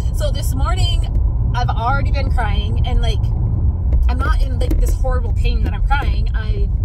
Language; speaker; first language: English; native; English